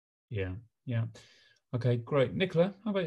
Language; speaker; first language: English; native; English